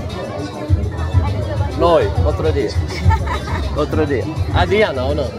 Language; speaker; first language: Spanish; non-native, fluent; Swedish